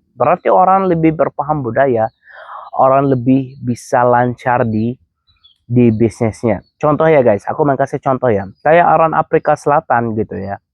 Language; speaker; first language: Indonesian; non-native, fluent; Arabic